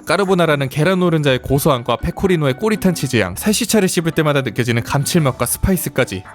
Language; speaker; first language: Korean; native; Korean